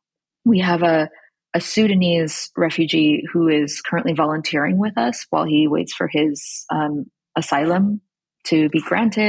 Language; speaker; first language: English; early bilingual, other home language; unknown